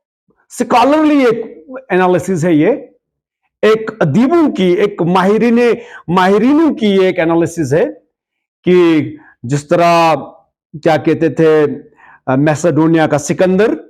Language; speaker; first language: Urdu; native; Urdu